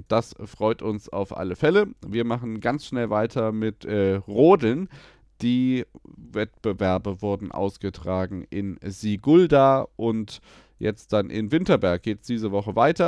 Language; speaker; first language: German; native; German